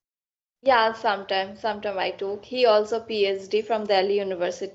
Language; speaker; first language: English; non-native, learner; Assamese